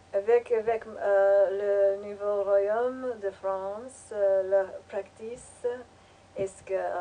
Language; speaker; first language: French; non-native, learner; English